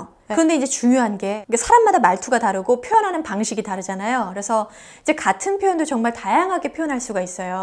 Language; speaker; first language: Korean; native; Korean